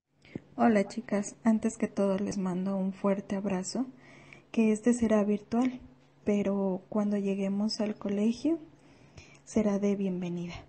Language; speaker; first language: Spanish; native; Spanish